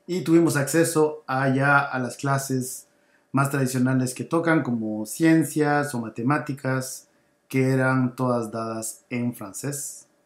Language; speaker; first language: Spanish; native; Spanish